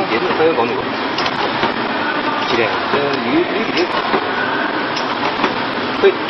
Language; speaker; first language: Chinese; native; Chinese